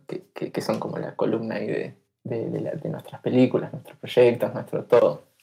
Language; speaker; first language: Spanish; native; Spanish